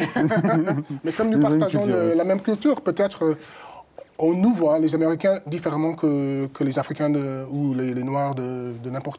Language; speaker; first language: French; non-native, fluent; English